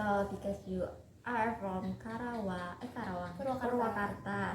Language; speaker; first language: English; non-native, learner; Indonesian